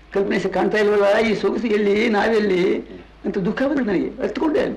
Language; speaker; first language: Kannada; non-native, local second language; Tamil